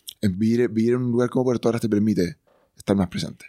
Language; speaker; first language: Spanish; native; Spanish